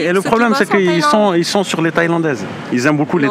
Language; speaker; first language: French; native; French